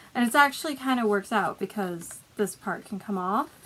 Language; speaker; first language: English; native; English